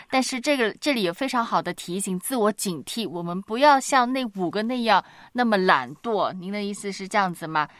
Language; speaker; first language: Chinese; non-native, local second language; Cantonese